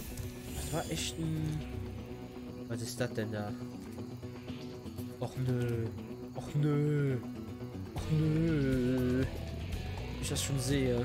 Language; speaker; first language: German; native; German